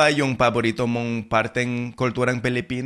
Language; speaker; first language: Filipino; non-native, fluent; English